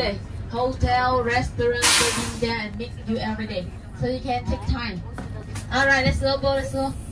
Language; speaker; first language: English; non-native, learner; Vietnamese